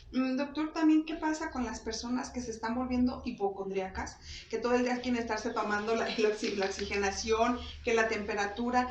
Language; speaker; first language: Spanish; native; Spanish